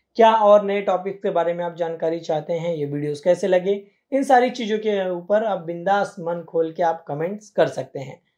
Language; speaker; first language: Hindi; native; Hindi